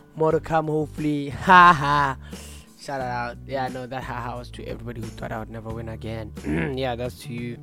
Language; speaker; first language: English; non-native, local second language; Tswana